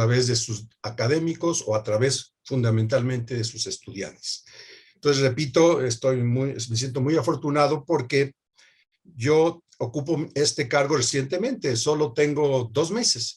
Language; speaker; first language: Spanish; native; Spanish